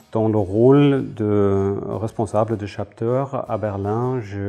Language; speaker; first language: French; non-native, fluent; German